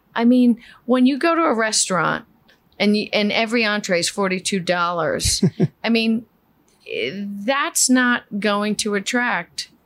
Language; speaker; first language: English; early bilingual, other home language; Spanish